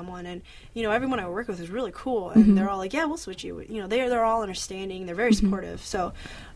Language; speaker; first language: English; early bilingual, other home language; Chinese